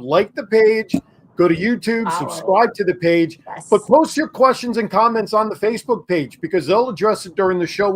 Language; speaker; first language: English; native; English